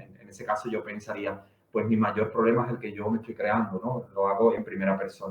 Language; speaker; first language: Spanish; native; Spanish